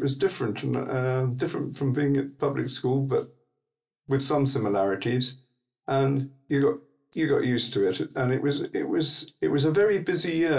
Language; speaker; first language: English; native; English